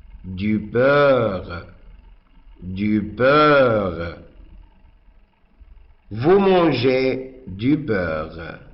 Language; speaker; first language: French; non-native, fluent; Arabic